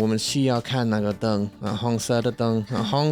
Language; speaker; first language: Chinese; non-native, learner; English